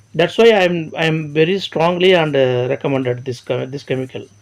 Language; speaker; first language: English; non-native, local second language; Tamil